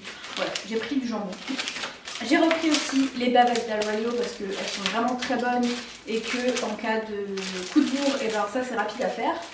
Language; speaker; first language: French; native; French